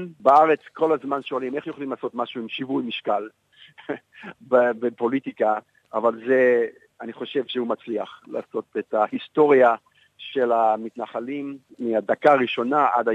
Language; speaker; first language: Hebrew; non-native, fluent; English